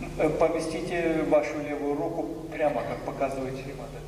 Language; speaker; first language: Russian; native; Russian